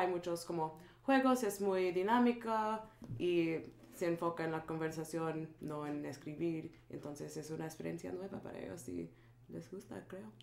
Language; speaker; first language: Spanish; non-native, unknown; English